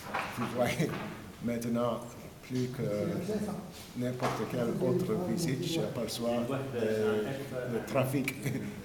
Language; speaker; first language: French; non-native, fluent; English